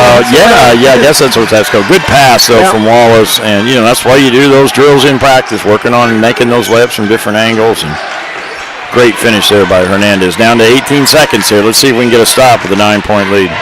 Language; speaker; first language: English; native; English